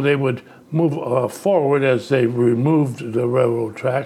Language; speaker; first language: English; early bilingual, other home language; Italian